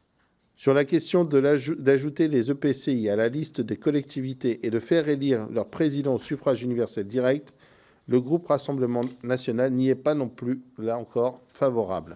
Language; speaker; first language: French; native; French